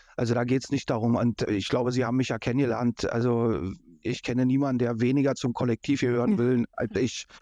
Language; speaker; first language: German; native; German